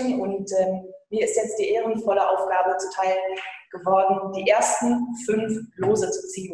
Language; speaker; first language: German; native; German